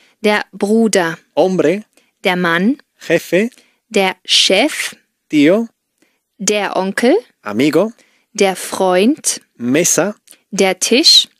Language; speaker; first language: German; non-native, fluent; Spanish